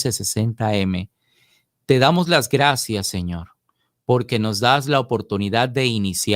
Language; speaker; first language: Spanish; native; Spanish